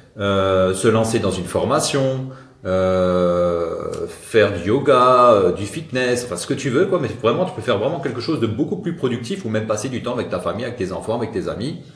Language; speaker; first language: French; native; French